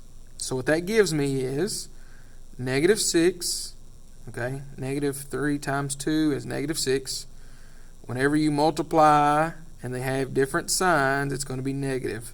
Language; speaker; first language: English; native; English